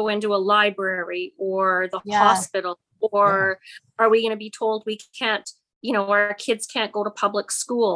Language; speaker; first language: English; native; English